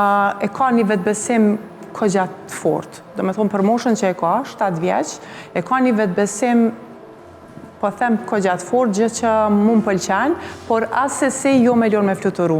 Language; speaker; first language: Albanian; native; Albanian